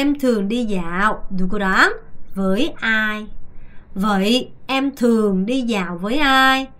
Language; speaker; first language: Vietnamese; non-native, fluent; Korean